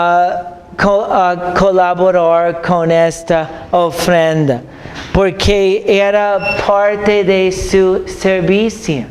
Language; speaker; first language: Spanish; non-native, fluent; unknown